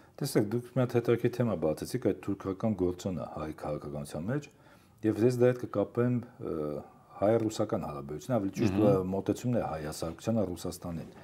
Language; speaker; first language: Armenian; native; Armenian